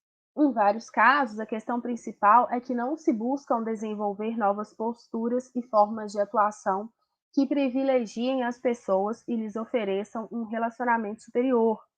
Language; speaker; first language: Portuguese; native; Portuguese